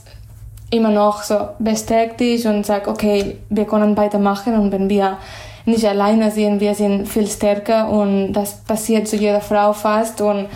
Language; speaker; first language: German; non-native, fluent; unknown